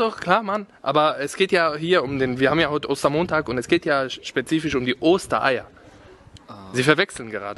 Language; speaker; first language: German; native; German